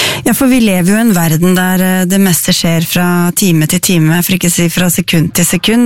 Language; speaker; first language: Norwegian; native; Norwegian